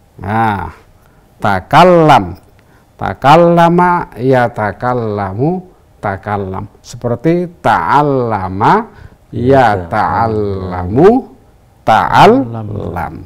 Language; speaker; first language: Arabic; non-native, fluent; Indonesian